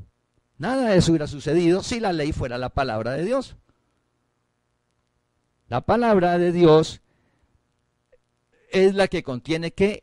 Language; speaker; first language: Spanish; native; Spanish